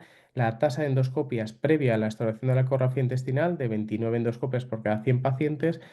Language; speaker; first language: Spanish; native; Spanish